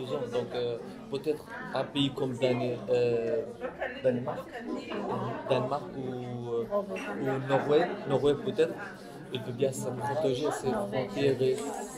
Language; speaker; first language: French; non-native, learner; Arabic